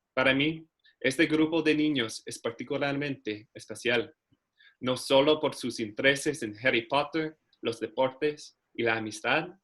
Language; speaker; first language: Spanish; non-native, learner; English